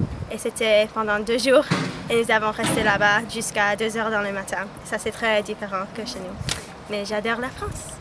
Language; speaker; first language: French; non-native, learner; English